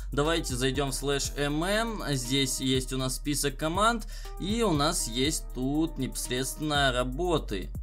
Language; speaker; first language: Russian; native; Russian